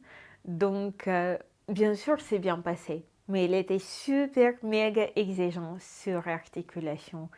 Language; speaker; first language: French; non-native, fluent; Russian